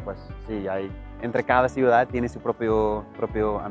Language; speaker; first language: Spanish; early bilingual, heritage; Spanish